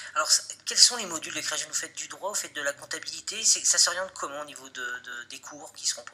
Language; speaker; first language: French; native; French